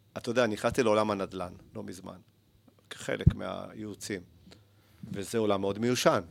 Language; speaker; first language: Hebrew; early bilingual, other home language; Spanish